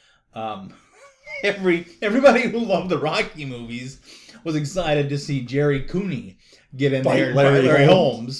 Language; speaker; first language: English; native; English